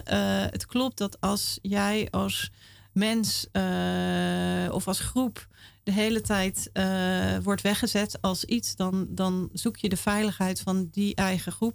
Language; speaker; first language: Dutch; native; Dutch